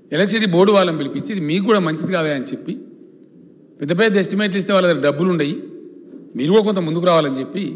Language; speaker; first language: Telugu; native; Telugu